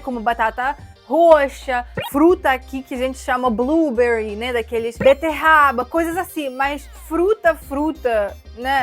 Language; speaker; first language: Portuguese; non-native, fluent; Russian